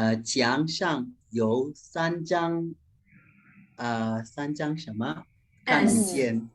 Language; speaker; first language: Chinese; non-native, learner; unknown